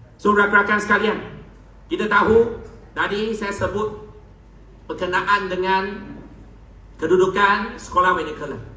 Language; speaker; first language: Malay; non-native, local second language; Chinese